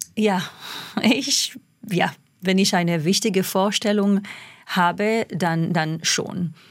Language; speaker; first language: German; non-native, fluent; Hebrew